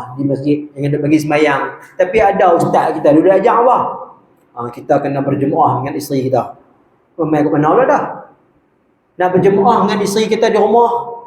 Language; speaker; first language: Malay; native; Malay